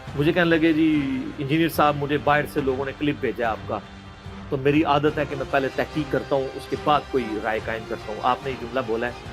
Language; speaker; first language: Urdu; non-native, local second language; Punjabi